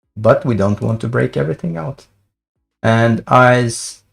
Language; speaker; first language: English; non-native, fluent; Albanian